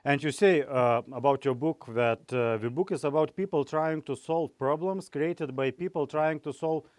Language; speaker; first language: English; non-native, fluent; Lithuanian